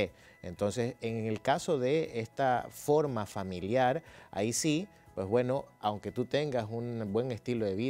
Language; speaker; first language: Spanish; native; Spanish